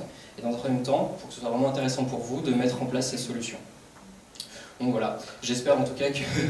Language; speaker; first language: French; native; French